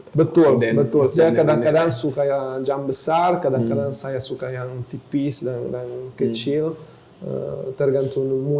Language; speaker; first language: Indonesian; non-native, fluent; Italian